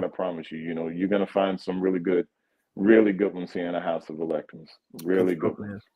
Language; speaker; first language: English; native; English